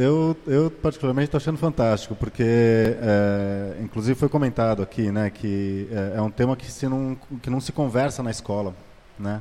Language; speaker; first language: Portuguese; native; Portuguese